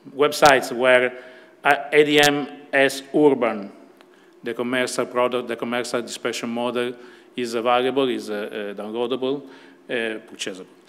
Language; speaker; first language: English; non-native, fluent; Italian